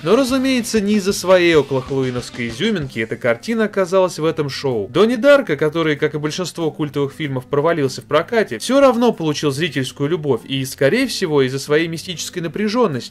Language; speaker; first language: Russian; native; Russian